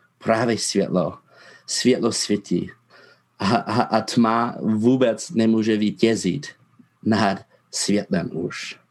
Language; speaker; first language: Czech; non-native, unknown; English